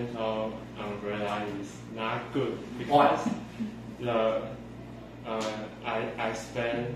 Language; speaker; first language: English; non-native, learner; Chinese